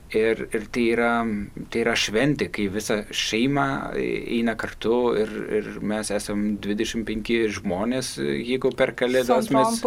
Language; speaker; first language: Lithuanian; non-native, fluent; German